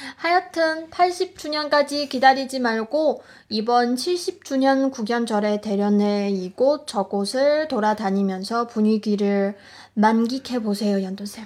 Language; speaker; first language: Korean; native; Korean